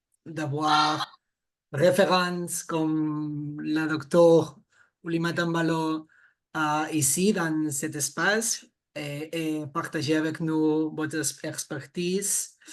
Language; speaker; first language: French; non-native, fluent; Catalan